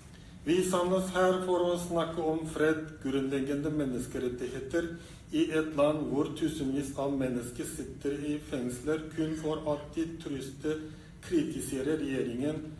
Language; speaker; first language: Norwegian; non-native, fluent; Uyghur